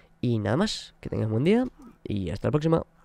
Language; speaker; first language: Spanish; native; Spanish